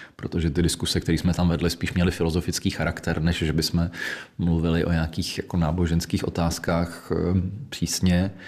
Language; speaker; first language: Czech; native; Czech